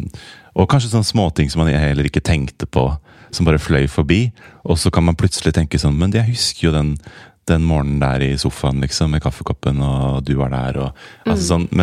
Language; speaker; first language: Norwegian; native; Norwegian